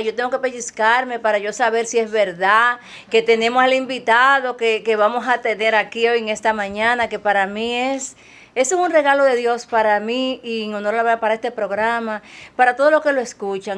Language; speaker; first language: Spanish; native; Spanish